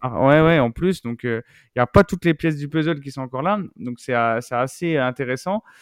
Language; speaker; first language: French; native; French